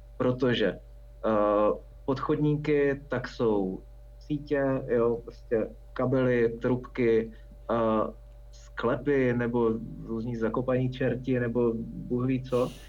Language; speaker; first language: Czech; native; Czech